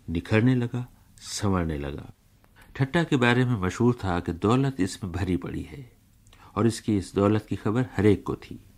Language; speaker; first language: Urdu; native; Urdu